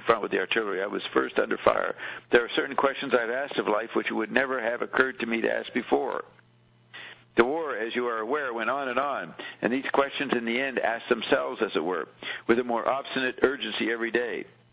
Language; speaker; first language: English; native; English